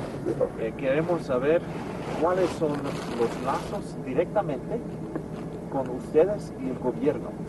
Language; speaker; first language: Spanish; non-native, fluent; English